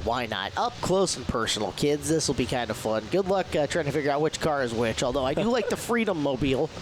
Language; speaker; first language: English; native; English